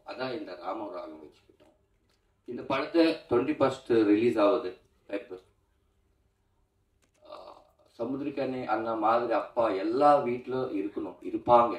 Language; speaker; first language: Tamil; non-native, learner; Telugu